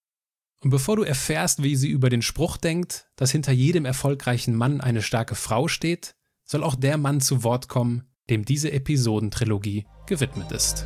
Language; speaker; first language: German; native; German